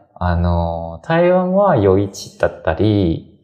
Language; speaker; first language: Japanese; non-native, fluent; Chinese